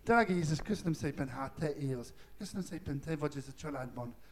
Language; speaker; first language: Hungarian; non-native, learner; English